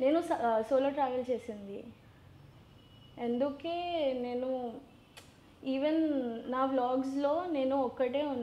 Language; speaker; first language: Telugu; non-native, learner; Gujarati